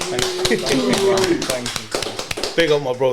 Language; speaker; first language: English; native; English